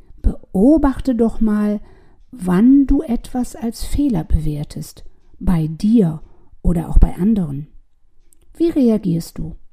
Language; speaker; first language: German; native; German